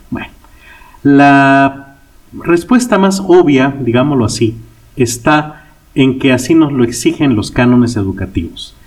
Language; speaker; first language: Spanish; native; Spanish